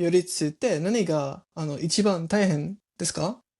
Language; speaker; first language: Japanese; non-native, learner; English